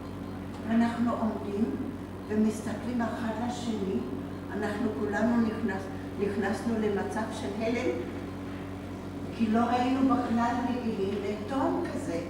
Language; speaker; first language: Hebrew; non-native, fluent; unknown